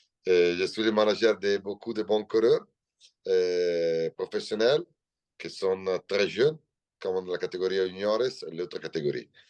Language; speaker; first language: French; non-native, learner; Italian